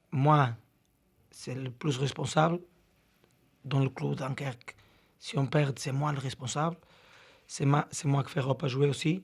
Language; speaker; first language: French; non-native, learner; Portuguese